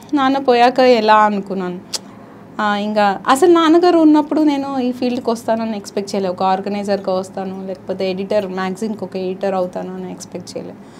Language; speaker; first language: Telugu; native; Telugu